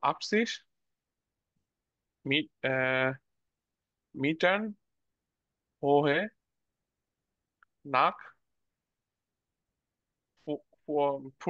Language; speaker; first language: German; non-native, learner; Bangla